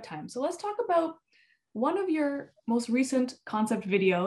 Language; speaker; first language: English; native; English